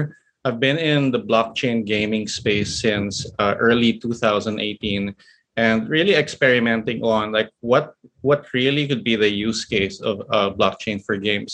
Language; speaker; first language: English; non-native, local second language; Filipino